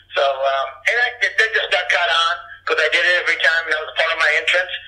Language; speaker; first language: English; early bilingual, other home language; Japanese